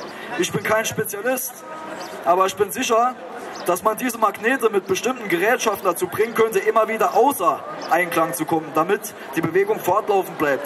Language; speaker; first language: German; native; German